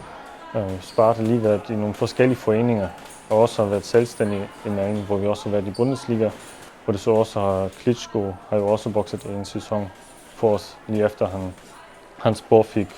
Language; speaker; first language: Danish; non-native, local second language; German